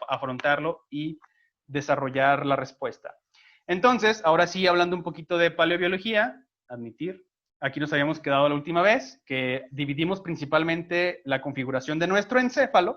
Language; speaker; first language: Spanish; native; Spanish